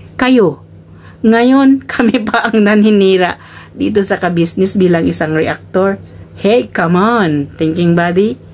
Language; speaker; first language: Filipino; non-native, local second language; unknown